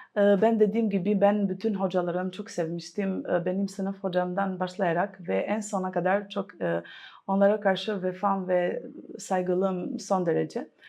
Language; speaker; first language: Turkish; non-native, fluent; Albanian